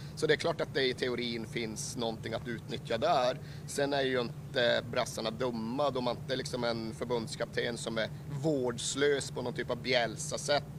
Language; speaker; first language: Swedish; native; Swedish